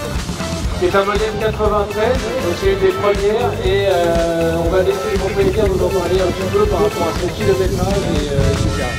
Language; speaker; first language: French; native; French